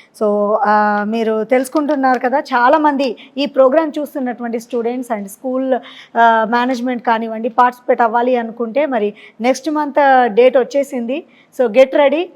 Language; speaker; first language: Telugu; native; Telugu